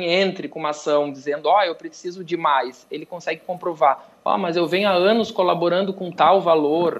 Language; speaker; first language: Portuguese; native; Portuguese